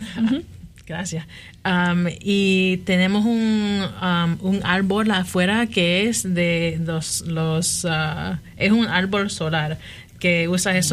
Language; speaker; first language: Spanish; early bilingual, heritage; Spanish